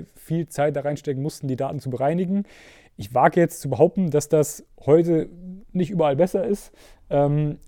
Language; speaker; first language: German; native; German